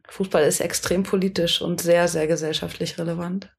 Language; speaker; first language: German; native; German